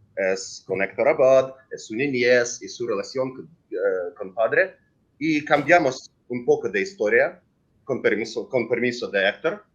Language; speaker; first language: Spanish; non-native, learner; Ukrainian